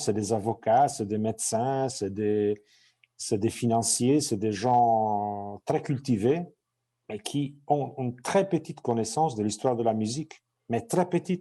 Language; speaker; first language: French; non-native, fluent; Italian